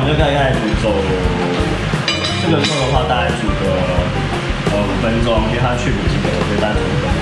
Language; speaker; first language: Chinese; native; Chinese